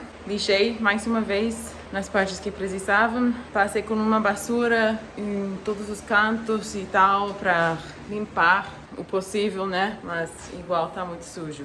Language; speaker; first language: Portuguese; non-native, fluent; English